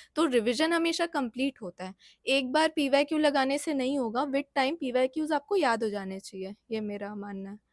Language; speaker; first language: Hindi; native; Hindi